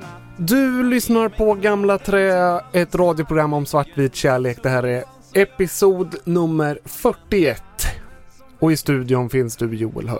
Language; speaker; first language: Swedish; native; Swedish